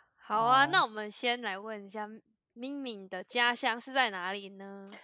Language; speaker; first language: Chinese; native; Chinese